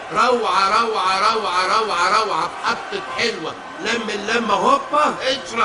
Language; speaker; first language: Arabic; native; Arabic